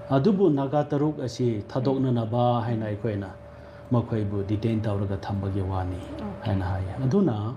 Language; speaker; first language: Manipuri; non-native, local second language; Thado Chin